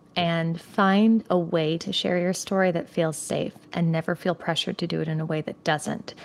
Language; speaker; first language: English; native; English